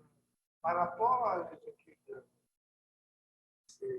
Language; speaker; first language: French; non-native, learner; Italian